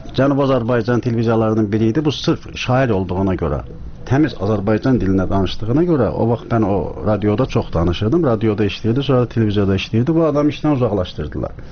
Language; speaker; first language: Azerbaijani; native; Azerbaijani